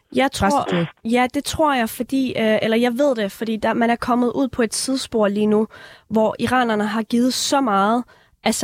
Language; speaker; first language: Danish; early bilingual, other home language; Persian